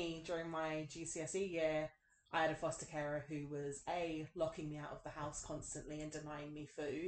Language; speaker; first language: English; native; English